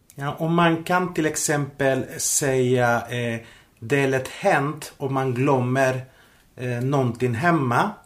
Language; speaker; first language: Swedish; non-native, fluent; Spanish